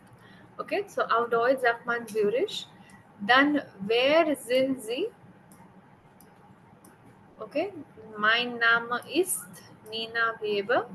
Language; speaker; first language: German; non-native, learner; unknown